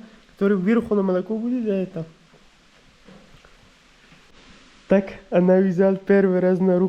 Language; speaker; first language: Russian; non-native, local second language; Kyrgyz